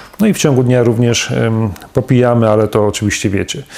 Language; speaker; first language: Polish; native; Polish